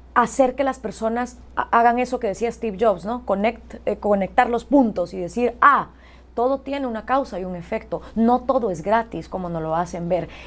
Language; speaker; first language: Spanish; native; Spanish